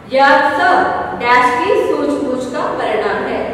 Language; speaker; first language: Hindi; non-native, local second language; Kannada